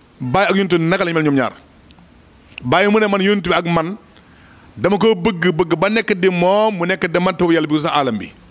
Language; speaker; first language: Wolof; native; Wolof